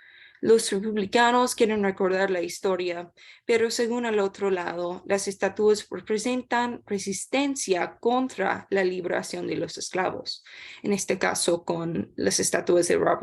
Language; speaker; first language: Spanish; non-native, learner; English